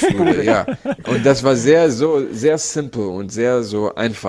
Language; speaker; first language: German; non-native, learner; Arabic